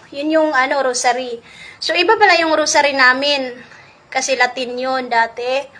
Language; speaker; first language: Filipino; non-native, local second language; Cebuano